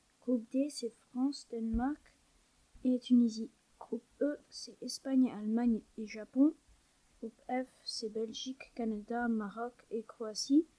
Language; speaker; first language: French; non-native, learner; German